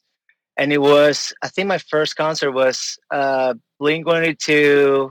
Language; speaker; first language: English; non-native, fluent; Spanish